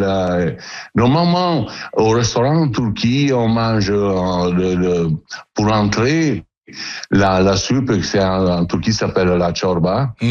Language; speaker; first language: French; non-native, learner; Italian